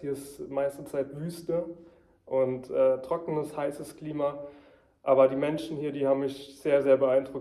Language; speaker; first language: German; early bilingual, heritage; German